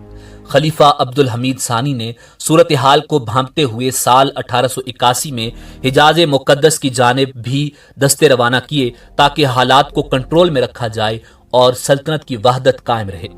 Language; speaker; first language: Urdu; native; Urdu